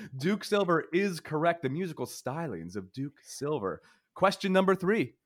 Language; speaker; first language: English; native; English